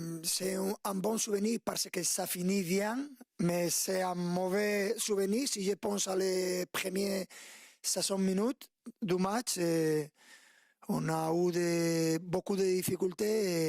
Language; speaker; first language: French; non-native, fluent; Spanish